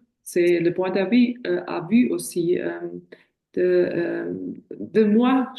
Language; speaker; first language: French; non-native, fluent; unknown